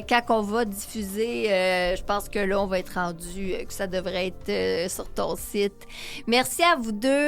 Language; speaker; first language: French; native; French